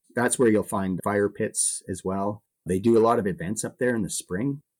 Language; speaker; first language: English; native; English